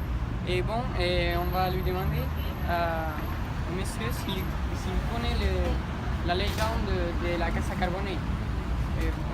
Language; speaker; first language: French; non-native, fluent; Spanish